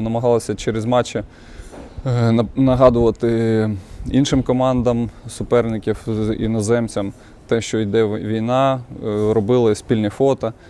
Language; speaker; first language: Ukrainian; non-native, local second language; Russian